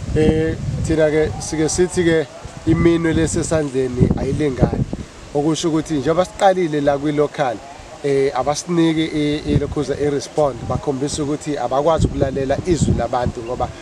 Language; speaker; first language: Zulu; native; Zulu